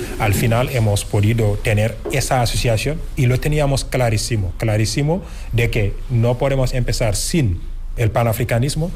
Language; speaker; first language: Spanish; non-native, fluent; Wolof